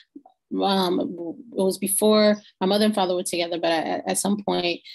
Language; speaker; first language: English; native; English